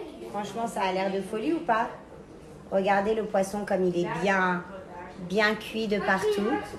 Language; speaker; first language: French; native; French